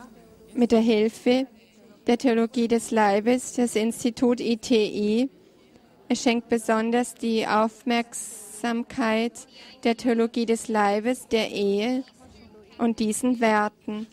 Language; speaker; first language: German; non-native, fluent; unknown